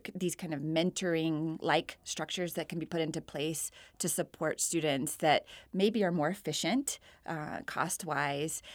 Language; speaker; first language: English; native; English